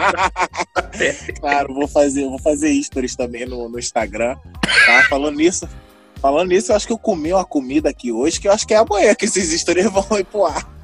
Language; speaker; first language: Portuguese; native; Portuguese